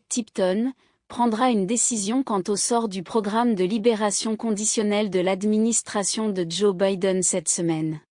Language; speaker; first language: French; non-native, local second language; Haitian Creole